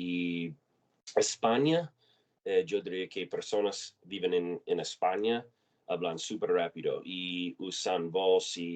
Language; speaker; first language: Spanish; non-native, learner; English